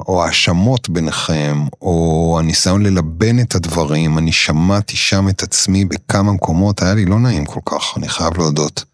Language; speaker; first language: Hebrew; native; Hebrew